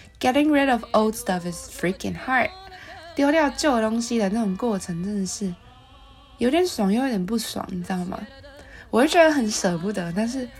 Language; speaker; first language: Chinese; native; Chinese